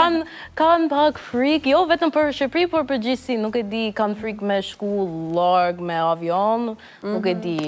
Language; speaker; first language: Albanian; non-native, learner; English